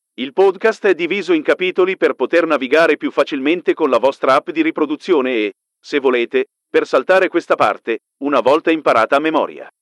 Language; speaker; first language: Italian; native; Italian